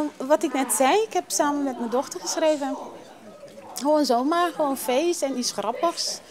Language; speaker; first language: Dutch; non-native, local second language; Papiamento